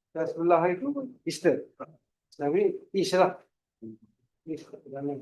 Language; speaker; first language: Malay; native; Malay